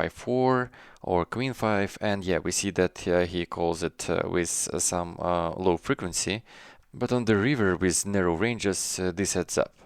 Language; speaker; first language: English; non-native, fluent; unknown